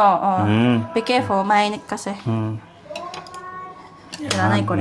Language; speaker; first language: Filipino; non-native, learner; Japanese